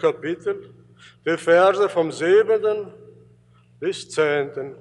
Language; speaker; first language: German; early bilingual, heritage; German